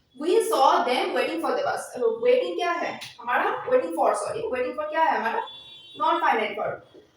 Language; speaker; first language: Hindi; non-native, local second language; Bangla